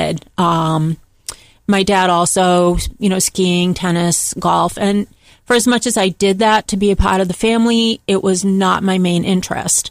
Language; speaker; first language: English; native; English